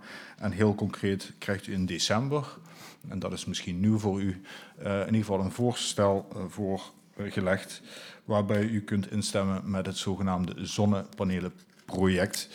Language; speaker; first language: Dutch; native; Dutch